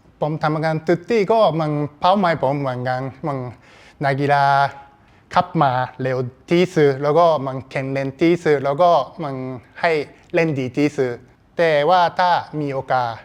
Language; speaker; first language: Thai; non-native, learner; Japanese